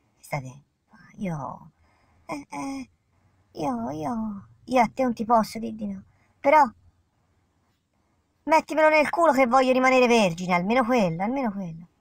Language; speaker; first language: Italian; native; Italian